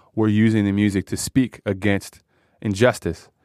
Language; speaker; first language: English; native; English